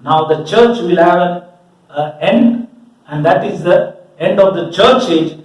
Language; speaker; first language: English; non-native, local second language; Malayalam